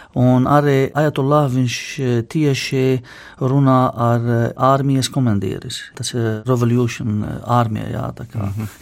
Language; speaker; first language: Latvian; non-native, fluent; Arabic